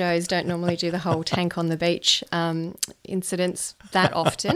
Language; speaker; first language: English; native; English